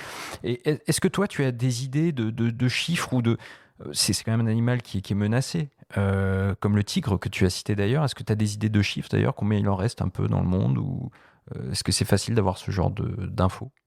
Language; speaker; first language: French; native; French